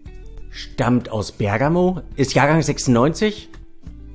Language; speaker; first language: German; native; German